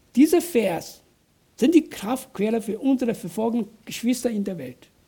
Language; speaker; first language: German; non-native, fluent; Chinese